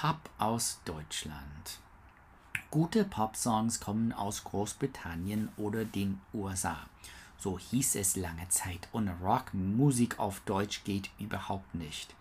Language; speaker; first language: German; non-native, learner; English